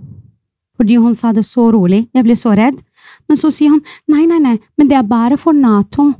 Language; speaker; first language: Norwegian; non-native, fluent; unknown